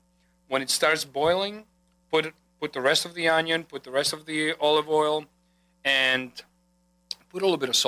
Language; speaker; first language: English; non-native, fluent; Greek